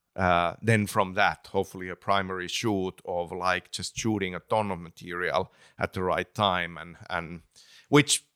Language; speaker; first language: English; non-native, fluent; Finnish